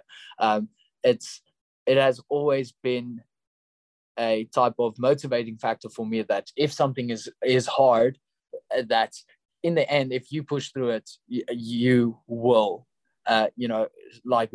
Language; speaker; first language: English; non-native, local second language; Afrikaans